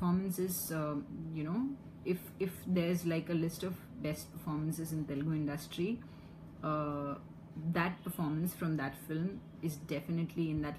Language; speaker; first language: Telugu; non-native, local second language; Hindi